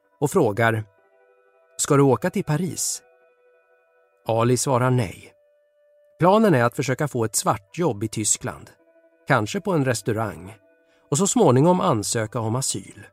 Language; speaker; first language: Swedish; native; Swedish